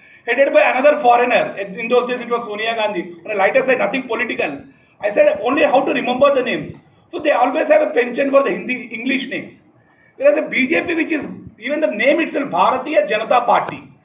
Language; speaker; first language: English; non-native, local second language; Telugu